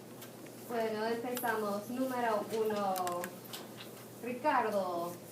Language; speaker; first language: Spanish; non-native, fluent; English